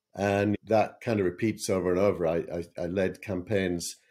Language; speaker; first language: English; native; English